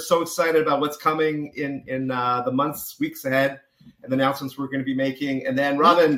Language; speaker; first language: English; native; English